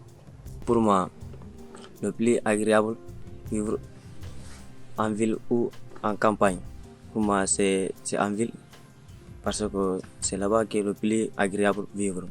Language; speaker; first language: French; non-native, learner; Mandingo